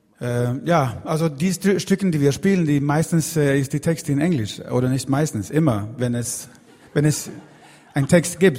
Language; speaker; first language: German; non-native, learner; Swedish